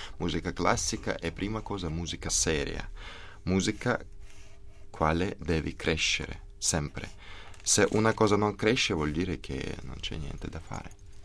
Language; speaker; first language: Italian; non-native, learner; Russian